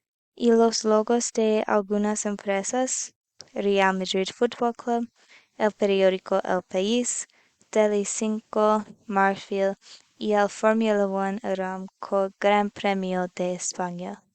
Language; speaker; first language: Spanish; non-native, learner; English